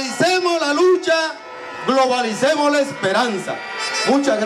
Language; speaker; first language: Spanish; native; Spanish